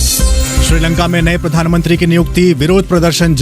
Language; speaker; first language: Hindi; native; Hindi